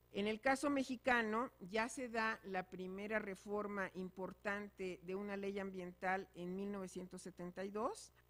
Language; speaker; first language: Spanish; native; Spanish